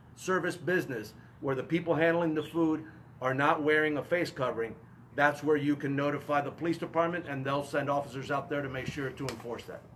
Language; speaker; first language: English; early bilingual, other home language; Spanish